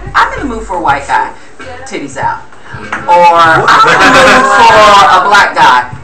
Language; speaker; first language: English; native; English